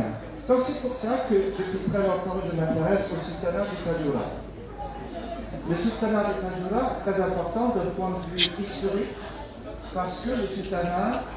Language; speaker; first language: French; non-native, fluent; German